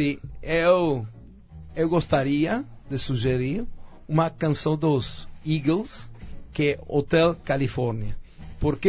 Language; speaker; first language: Portuguese; non-native, fluent; Spanish